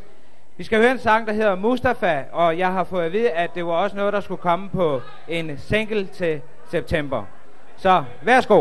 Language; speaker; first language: Danish; native; Danish